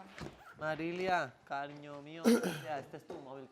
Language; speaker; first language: Spanish; native; Spanish